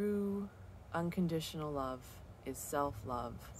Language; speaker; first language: English; native; English